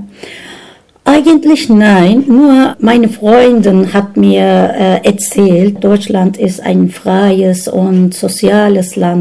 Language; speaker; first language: German; non-native, learner; Turkish